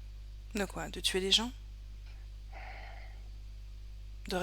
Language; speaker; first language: French; native; French